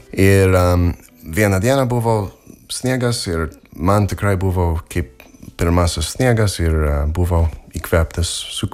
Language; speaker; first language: Lithuanian; non-native, learner; English